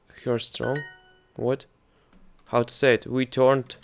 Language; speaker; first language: English; non-native, fluent; Russian